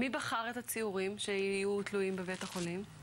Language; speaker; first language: Hebrew; native; Hebrew